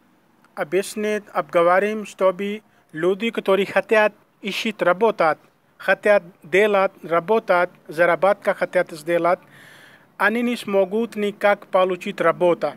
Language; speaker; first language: Russian; non-native, learner; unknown